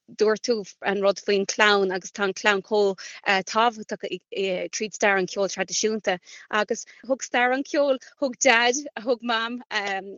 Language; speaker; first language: Irish; non-native, local second language; English